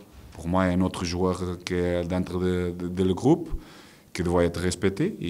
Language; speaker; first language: French; non-native, fluent; Portuguese